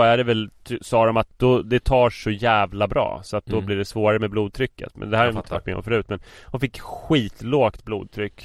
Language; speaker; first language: Swedish; native; Swedish